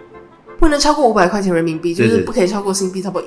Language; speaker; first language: Chinese; native; Chinese